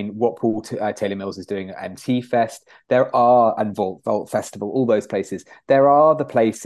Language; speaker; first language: English; native; English